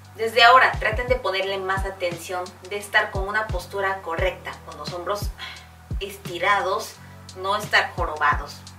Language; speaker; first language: Spanish; non-native, fluent; Korean